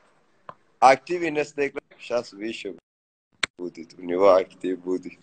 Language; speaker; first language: Russian; non-native, learner; Persian